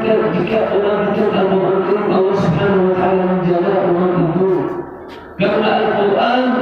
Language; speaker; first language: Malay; non-native, learner; Arabic